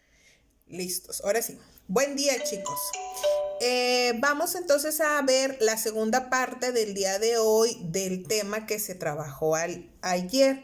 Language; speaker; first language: Spanish; native; Spanish